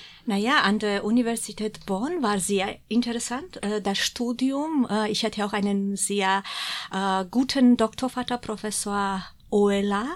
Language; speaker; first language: German; non-native, fluent; Georgian